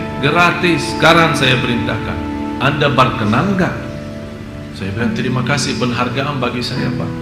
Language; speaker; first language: Indonesian; non-native, fluent; Arabic